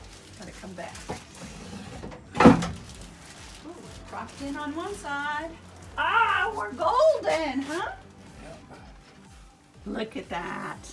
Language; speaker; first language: English; native; English